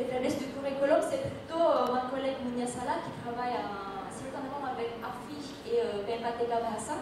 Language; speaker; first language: French; non-native, fluent; Indonesian